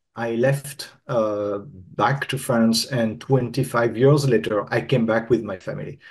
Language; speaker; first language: English; non-native, fluent; French